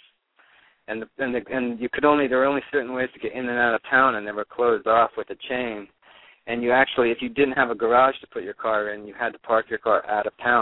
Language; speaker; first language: English; native; English